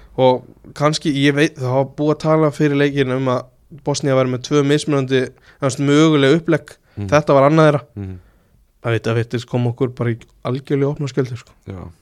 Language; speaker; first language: Icelandic; native; Icelandic